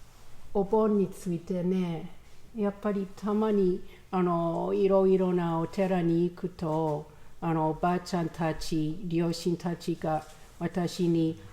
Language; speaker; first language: Japanese; non-native, learner; English